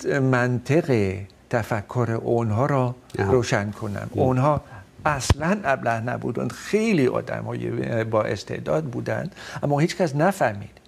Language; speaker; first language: Persian; non-native, fluent; Dutch